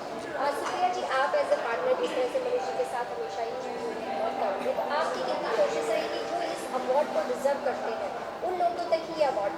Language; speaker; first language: Hindi; native; Hindi